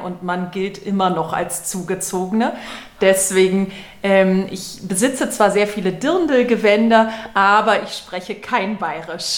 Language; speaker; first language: German; native; German